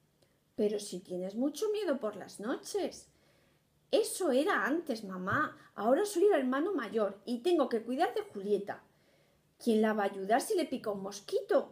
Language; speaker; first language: Spanish; native; Spanish